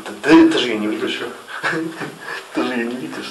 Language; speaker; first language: Russian; native; Russian